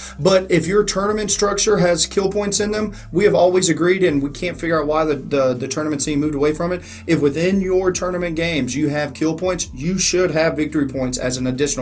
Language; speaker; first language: English; native; English